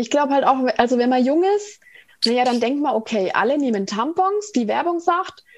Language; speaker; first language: German; native; German